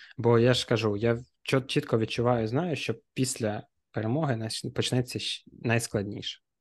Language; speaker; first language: Ukrainian; native; Ukrainian